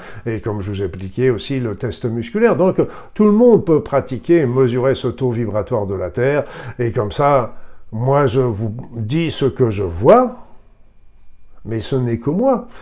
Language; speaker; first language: French; native; French